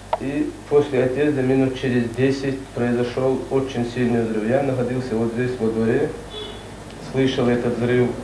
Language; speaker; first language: Russian; non-native, local second language; Chechen